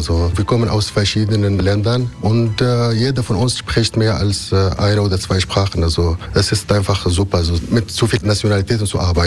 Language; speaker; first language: German; non-native, fluent; Arabic